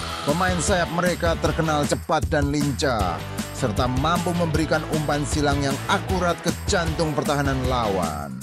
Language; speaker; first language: Indonesian; native; Indonesian